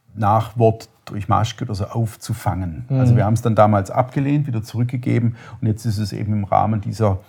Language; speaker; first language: German; native; German